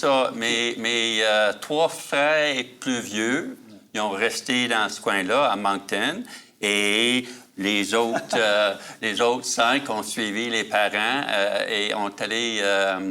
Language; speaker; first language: French; native; French